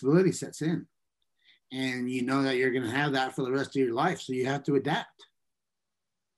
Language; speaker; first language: English; native; English